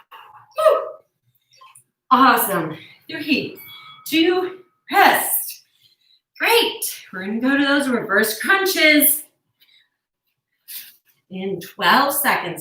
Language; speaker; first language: English; native; English